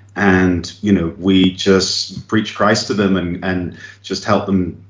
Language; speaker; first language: English; native; English